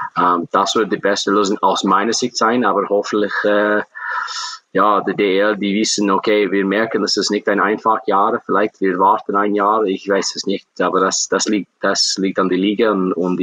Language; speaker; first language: German; non-native, fluent; English